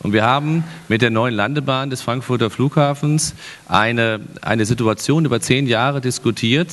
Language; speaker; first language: German; native; German